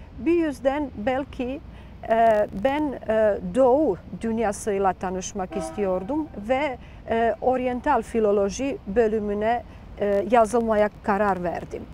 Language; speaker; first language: Turkish; non-native, fluent; Serbian